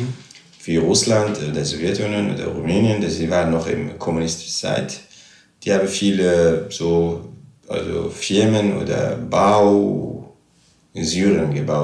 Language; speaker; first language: German; non-native, fluent; Arabic